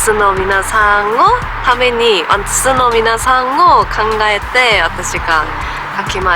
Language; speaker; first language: Japanese; non-native, learner; Korean